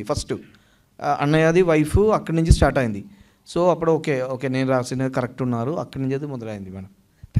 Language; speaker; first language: Telugu; non-native, learner; Malayalam